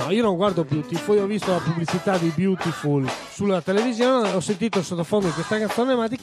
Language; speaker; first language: Italian; native; Italian